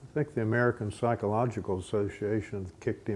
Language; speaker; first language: English; native; English